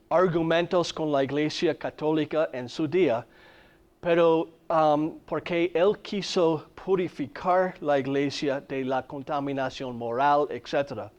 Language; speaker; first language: Spanish; non-native, fluent; English